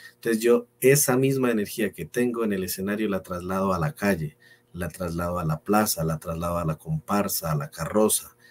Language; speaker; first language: Spanish; native; Spanish